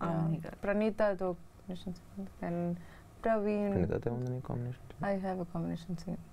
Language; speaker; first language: Telugu; non-native, fluent; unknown